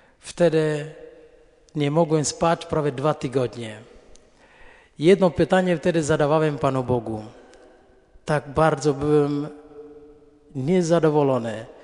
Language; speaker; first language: Polish; non-native, fluent; Indonesian